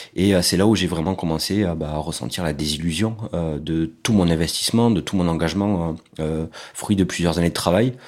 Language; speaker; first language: French; native; French